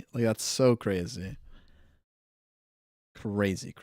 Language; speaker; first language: English; native; English